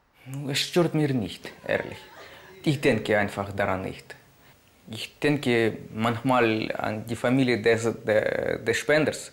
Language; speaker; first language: German; non-native, fluent; Ukrainian